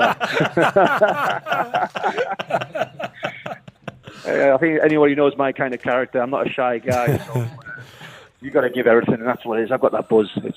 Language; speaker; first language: English; native; English